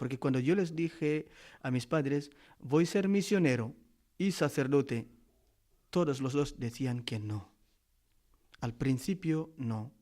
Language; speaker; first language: Spanish; non-native, fluent; Indonesian